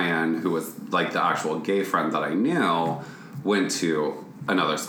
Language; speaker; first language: English; native; English